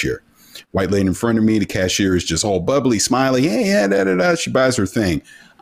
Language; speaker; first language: English; native; English